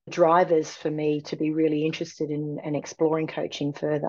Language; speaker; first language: English; native; English